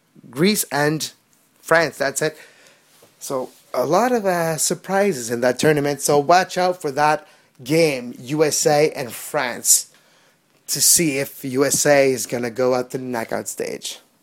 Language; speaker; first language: English; non-native, local second language; French